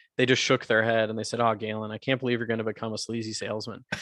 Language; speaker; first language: English; native; English